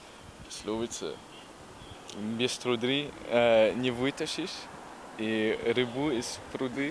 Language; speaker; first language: Russian; non-native, learner; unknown